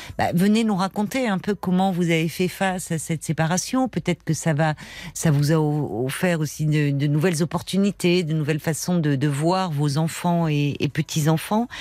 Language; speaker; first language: French; native; French